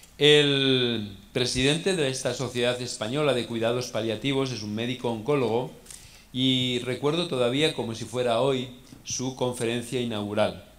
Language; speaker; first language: Spanish; native; Spanish